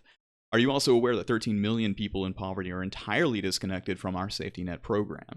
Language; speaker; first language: English; native; English